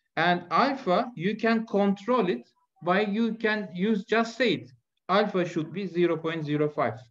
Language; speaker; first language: English; non-native, fluent; Turkish